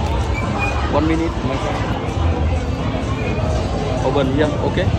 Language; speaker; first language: English; non-native, learner; Vietnamese